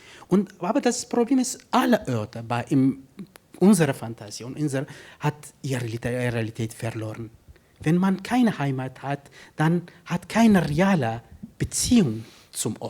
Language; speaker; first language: German; non-native, fluent; Kurdish